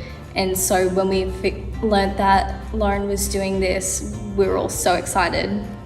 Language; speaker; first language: English; native; English